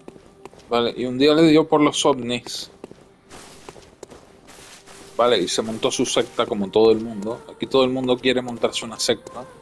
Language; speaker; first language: Spanish; native; Spanish